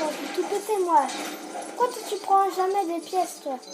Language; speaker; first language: French; native; French